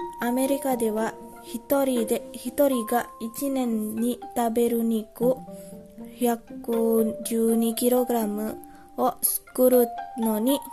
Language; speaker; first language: Japanese; non-native, learner; Indonesian